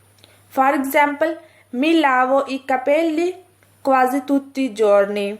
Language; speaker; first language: Italian; non-native, fluent; Urdu